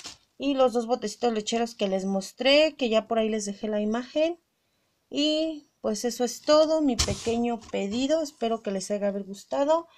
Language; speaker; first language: Spanish; native; Spanish